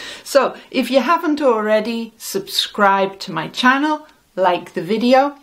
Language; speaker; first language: English; native; English